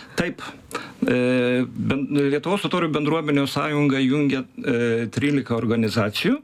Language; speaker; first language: Lithuanian; native; Lithuanian